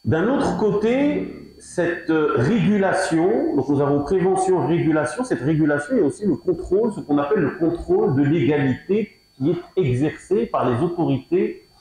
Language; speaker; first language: French; non-native, local second language; Arabic